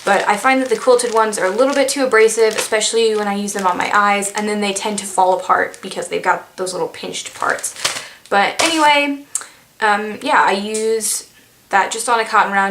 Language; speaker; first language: English; native; English